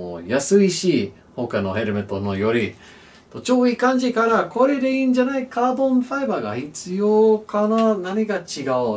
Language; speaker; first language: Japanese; non-native, learner; English